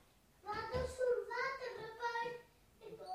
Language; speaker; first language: Italian; early bilingual, heritage; Italian